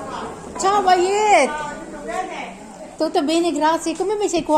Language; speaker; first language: Italian; non-native, learner; Filipino